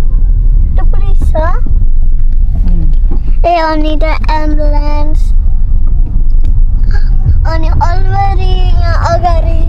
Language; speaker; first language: Nepali; early bilingual, heritage; Nepali